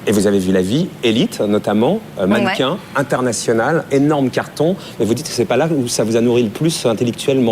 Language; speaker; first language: French; native; French